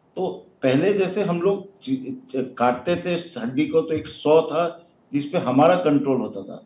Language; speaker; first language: Hindi; native; Hindi